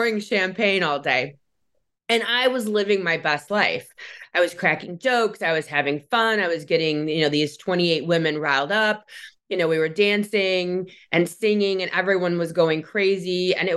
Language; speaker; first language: English; native; English